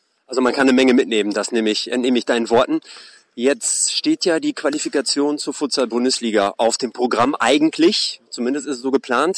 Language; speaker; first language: German; native; German